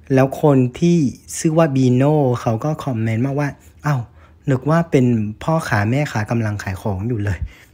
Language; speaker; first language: Thai; non-native, fluent; Vietnamese